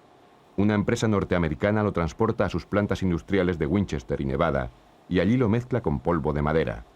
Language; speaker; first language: Spanish; native; Spanish